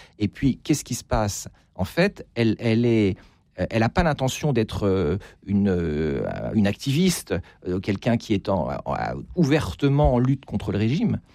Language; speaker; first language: French; native; French